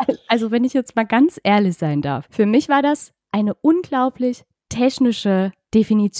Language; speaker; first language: German; native; German